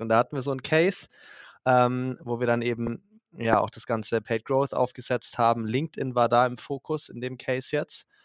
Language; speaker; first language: German; native; German